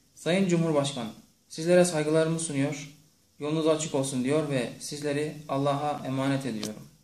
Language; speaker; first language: Turkish; non-native, fluent; Tajik